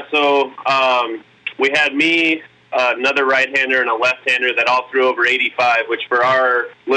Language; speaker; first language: English; native; English